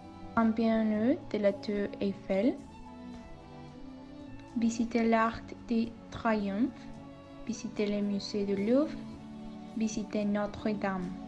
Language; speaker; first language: French; non-native, learner; Spanish